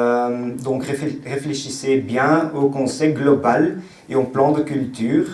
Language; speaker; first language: French; non-native, local second language; Dutch